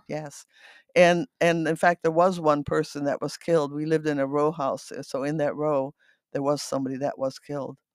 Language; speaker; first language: English; non-native, fluent; Dutch